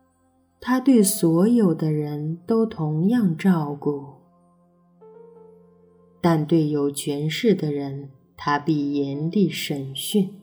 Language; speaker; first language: Chinese; native; Chinese